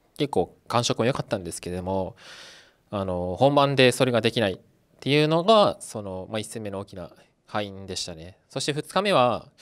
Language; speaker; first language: Japanese; native; Japanese